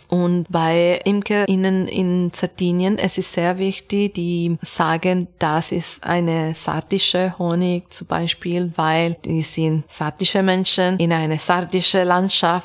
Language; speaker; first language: German; non-native, learner; Italian